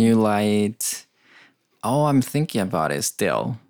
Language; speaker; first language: English; non-native, learner; Japanese